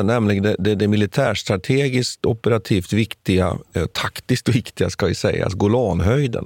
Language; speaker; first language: Swedish; native; Swedish